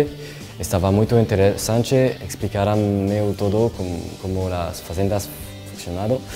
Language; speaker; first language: Portuguese; non-native, learner; French